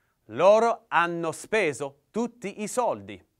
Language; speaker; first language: Italian; non-native, learner; English